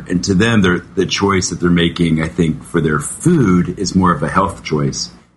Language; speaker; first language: English; native; English